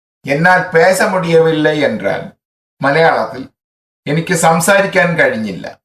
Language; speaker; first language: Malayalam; non-native, fluent; Tamil